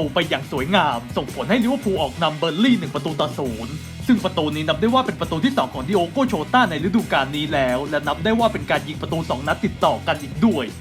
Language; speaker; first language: Thai; native; Thai